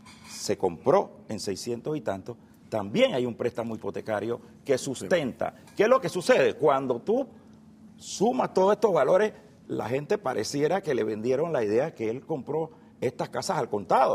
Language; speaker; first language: Spanish; native; Spanish